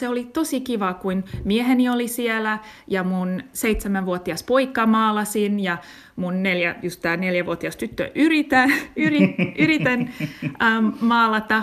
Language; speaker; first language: Finnish; non-native, learner; English